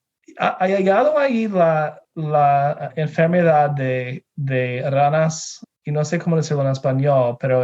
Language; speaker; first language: Spanish; non-native, fluent; English